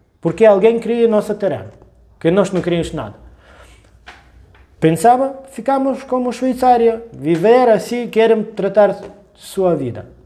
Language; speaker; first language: Portuguese; non-native, learner; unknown